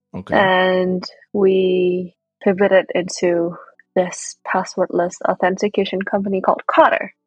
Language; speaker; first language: English; non-native, fluent; Indonesian